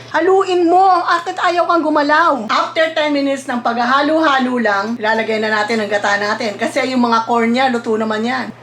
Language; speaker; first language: Filipino; native; Filipino